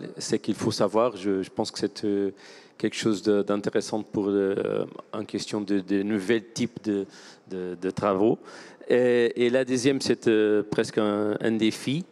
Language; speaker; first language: French; non-native, fluent; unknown